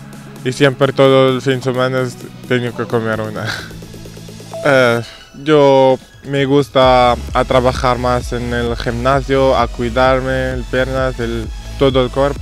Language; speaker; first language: Spanish; non-native, fluent; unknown